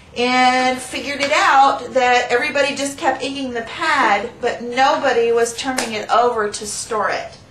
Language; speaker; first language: English; native; English